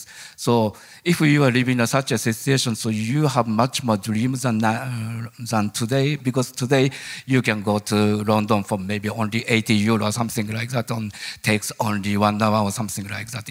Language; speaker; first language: English; non-native, learner; Japanese